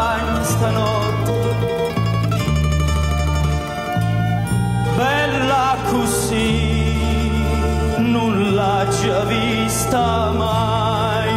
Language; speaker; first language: English; early bilingual, other home language; Sicilian